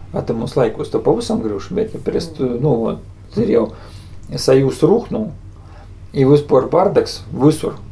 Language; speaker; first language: Latvian; native; Latvian